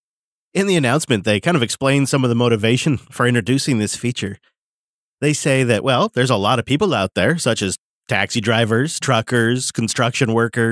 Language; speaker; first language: English; native; English